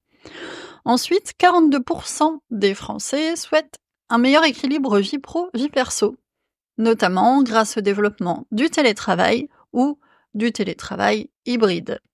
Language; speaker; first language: French; native; French